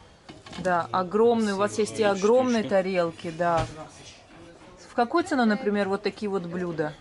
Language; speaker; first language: Russian; native; Russian